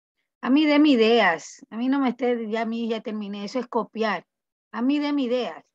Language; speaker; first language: Spanish; native; Spanish